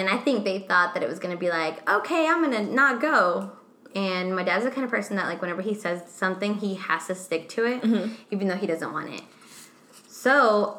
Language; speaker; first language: English; non-native, fluent; Spanish